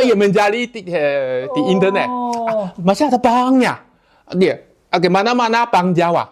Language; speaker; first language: Indonesian; non-native, learner; Chinese